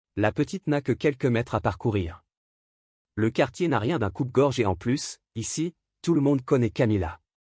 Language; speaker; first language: French; native; French